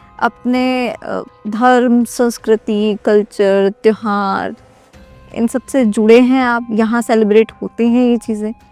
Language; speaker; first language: Hindi; native; Hindi